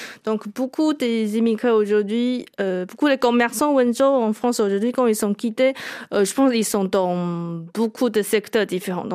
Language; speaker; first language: French; non-native, fluent; Chinese